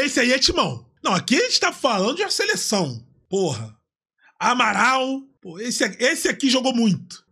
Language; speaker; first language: Portuguese; native; Portuguese